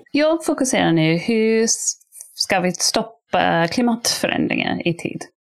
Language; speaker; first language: Swedish; non-native, fluent; English